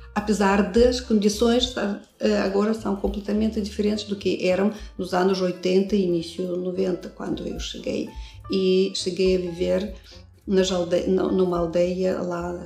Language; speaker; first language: Portuguese; non-native, fluent; Russian